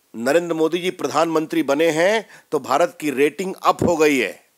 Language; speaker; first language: Hindi; native; Hindi